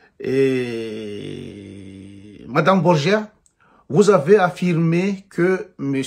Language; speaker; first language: French; non-native, local second language; Malagasy